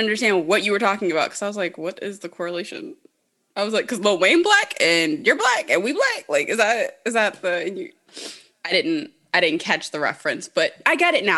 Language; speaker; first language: English; native; English